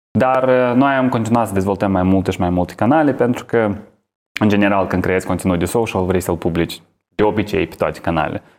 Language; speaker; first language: Romanian; native; Romanian